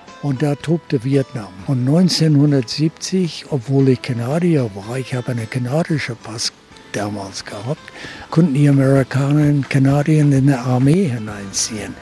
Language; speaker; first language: German; early bilingual, heritage; German